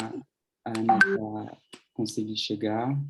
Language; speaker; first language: Portuguese; non-native, fluent; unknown